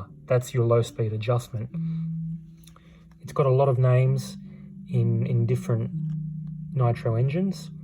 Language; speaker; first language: English; native; English